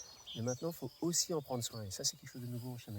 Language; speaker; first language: French; native; French